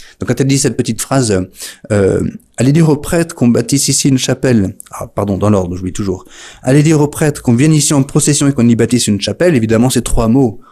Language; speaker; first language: French; native; French